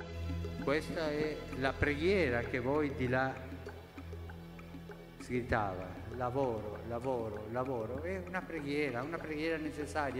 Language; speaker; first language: Italian; non-native, fluent; Spanish